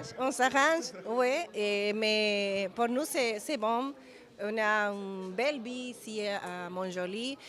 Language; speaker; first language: French; non-native, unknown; Spanish